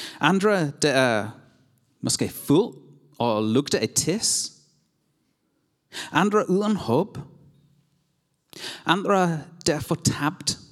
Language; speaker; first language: Danish; non-native, learner; English